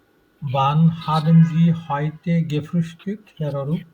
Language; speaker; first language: German; non-native, fluent; Bangla